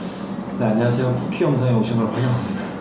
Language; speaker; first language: Korean; native; Korean